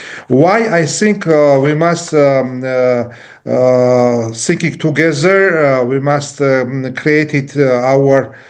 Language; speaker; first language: English; non-native, learner; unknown